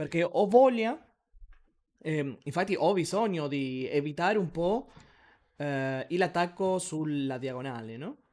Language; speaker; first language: Italian; non-native, learner; Spanish